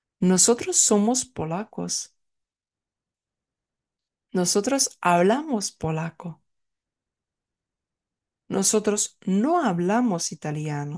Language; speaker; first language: Spanish; non-native, fluent; Czech